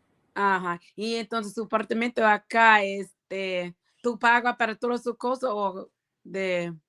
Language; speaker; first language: Spanish; non-native, learner; English